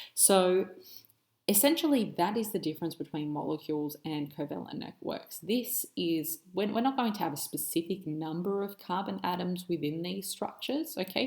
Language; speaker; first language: English; native; English